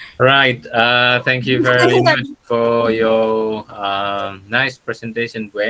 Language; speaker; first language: English; non-native, fluent; Indonesian